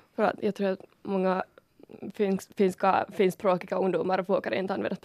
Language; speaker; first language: Swedish; non-native, local second language; Finnish